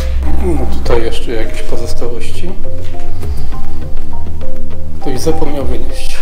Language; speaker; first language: Polish; native; Polish